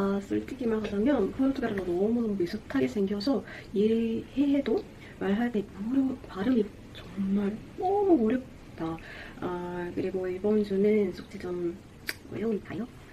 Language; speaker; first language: Korean; non-native, fluent; Portuguese